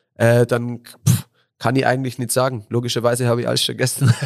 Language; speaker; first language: German; native; German